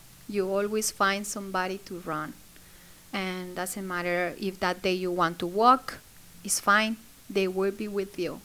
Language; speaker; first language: English; non-native, fluent; Spanish